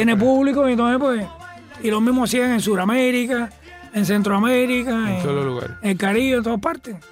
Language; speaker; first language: Spanish; early bilingual, heritage; Spanish